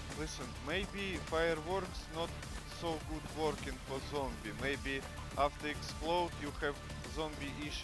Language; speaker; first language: English; non-native, learner; Russian